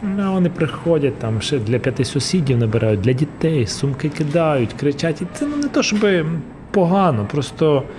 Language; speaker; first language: Ukrainian; non-native, local second language; Russian